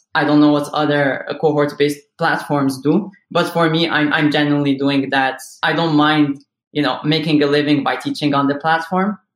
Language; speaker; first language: English; non-native, fluent; Arabic